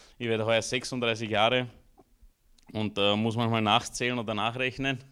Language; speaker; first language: German; early bilingual, other home language; Romanian